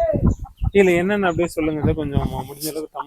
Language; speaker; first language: Tamil; native; Tamil